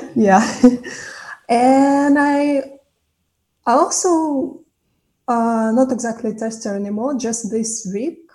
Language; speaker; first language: English; non-native, fluent; Russian